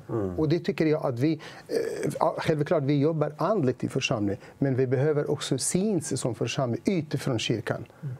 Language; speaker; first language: Swedish; non-native, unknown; Arabic